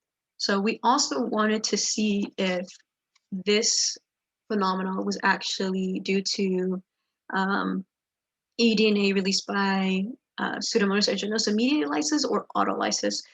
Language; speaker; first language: English; native; English